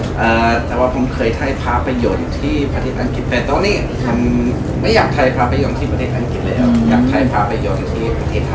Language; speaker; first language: Thai; non-native, fluent; English